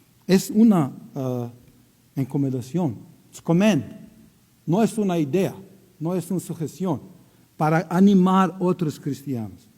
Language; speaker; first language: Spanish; non-native, learner; Croatian